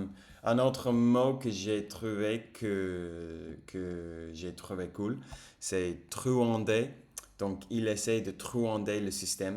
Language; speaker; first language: French; non-native, fluent; English